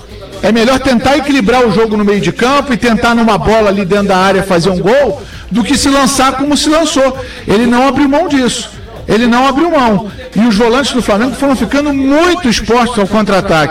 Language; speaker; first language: Portuguese; native; Portuguese